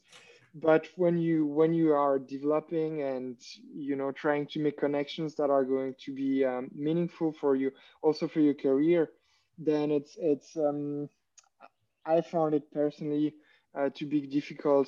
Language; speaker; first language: English; non-native, fluent; French